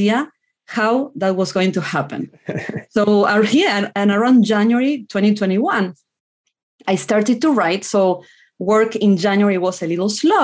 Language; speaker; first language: English; non-native, fluent; Spanish